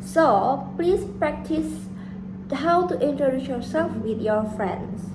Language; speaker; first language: English; non-native, fluent; Indonesian